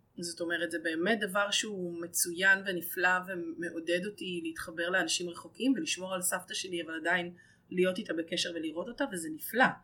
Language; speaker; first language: Hebrew; native; Hebrew